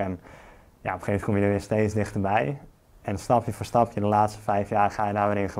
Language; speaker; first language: Dutch; native; Dutch